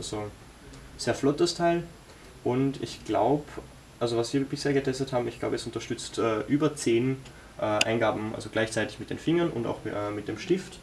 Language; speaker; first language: German; native; German